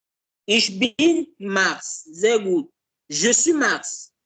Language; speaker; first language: German; non-native, learner; French